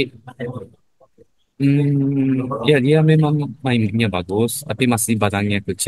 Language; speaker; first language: Indonesian; non-native, learner; Japanese